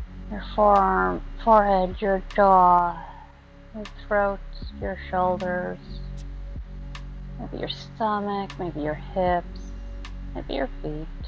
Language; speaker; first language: English; native; English